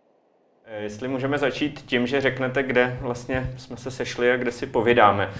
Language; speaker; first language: Czech; native; Czech